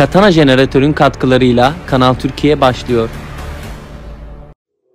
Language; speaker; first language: Turkish; native; Turkish